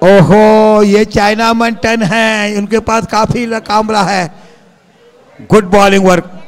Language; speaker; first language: Hindi; non-native, local second language; Marathi